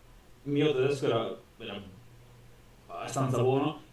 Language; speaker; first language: Italian; non-native, learner; Basque